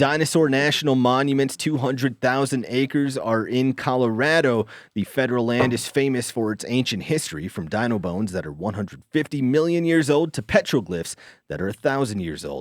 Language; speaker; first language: English; native; English